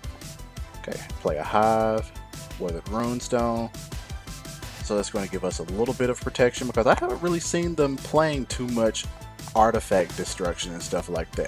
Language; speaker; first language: English; native; English